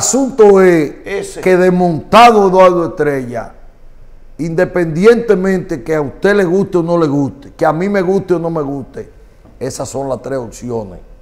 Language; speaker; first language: Spanish; native; Spanish